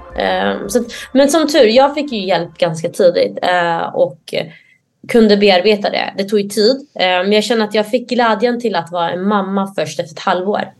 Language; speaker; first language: Swedish; early bilingual, other home language; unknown